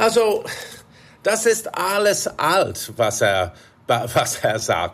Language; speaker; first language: German; non-native, fluent; English